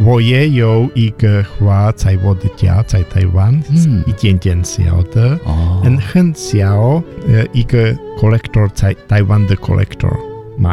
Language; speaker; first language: Chinese; non-native, learner; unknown